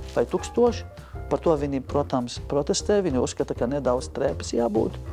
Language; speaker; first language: Latvian; non-native, fluent; Arabic